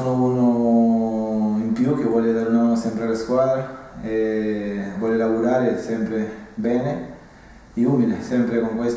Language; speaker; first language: Italian; non-native, fluent; Spanish